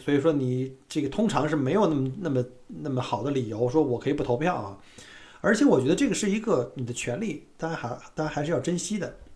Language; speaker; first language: Chinese; native; Chinese